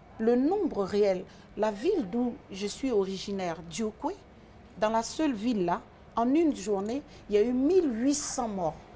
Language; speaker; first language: French; early bilingual, other home language; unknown